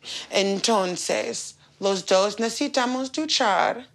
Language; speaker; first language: Spanish; non-native, learner; English